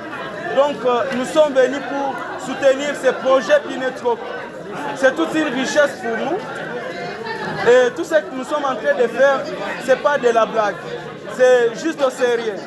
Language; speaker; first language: French; non-native, local second language; Swahili